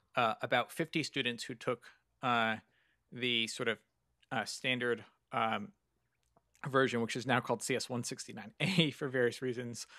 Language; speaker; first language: English; native; English